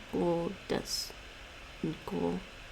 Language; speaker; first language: Japanese; non-native, learner; English